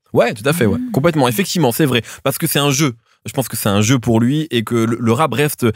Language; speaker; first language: French; native; French